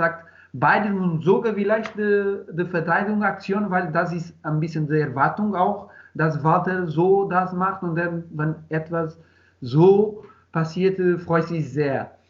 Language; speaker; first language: German; non-native, learner; Portuguese